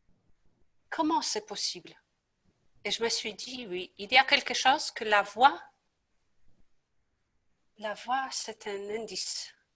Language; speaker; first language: French; non-native, fluent; Polish